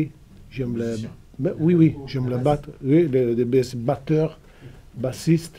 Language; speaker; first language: French; non-native, fluent; Italian